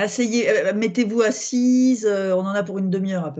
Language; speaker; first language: French; native; French